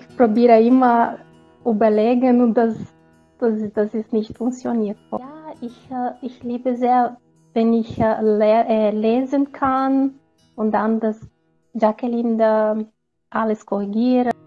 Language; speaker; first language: German; non-native, learner; Portuguese